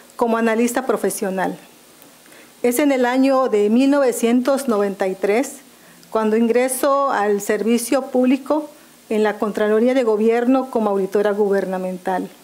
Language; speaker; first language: Spanish; native; Spanish